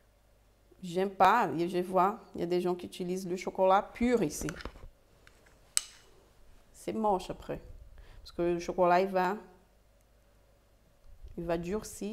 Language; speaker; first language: French; non-native, fluent; Portuguese